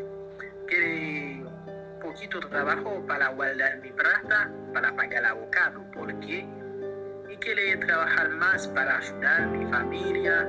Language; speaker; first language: Spanish; non-native, learner; Haitian Creole